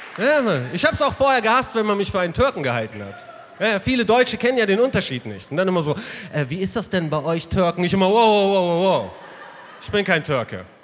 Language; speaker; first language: German; early bilingual, other home language; Arabic